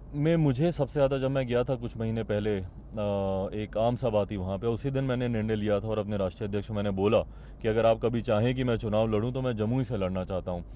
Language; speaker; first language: Hindi; native; Hindi